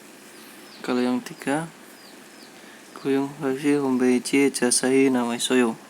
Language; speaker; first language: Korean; non-native, learner; Indonesian